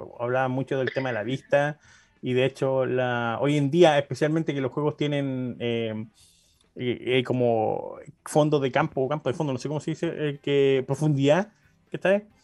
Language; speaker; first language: Spanish; native; Spanish